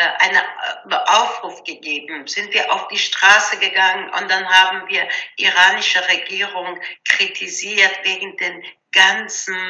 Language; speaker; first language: German; non-native, learner; Persian